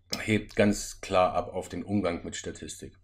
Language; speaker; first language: German; native; German